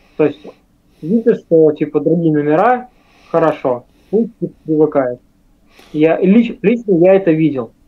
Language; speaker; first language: Russian; native; Russian